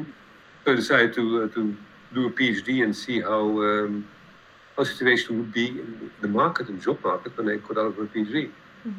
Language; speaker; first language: English; non-native, fluent; Dutch